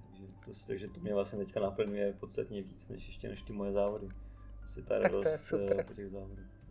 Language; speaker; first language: Czech; native; Czech